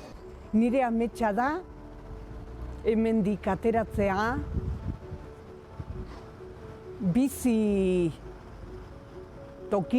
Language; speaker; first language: Basque; non-native, local second language; Spanish